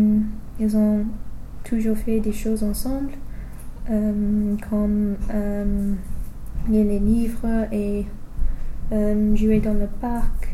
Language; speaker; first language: French; non-native, fluent; English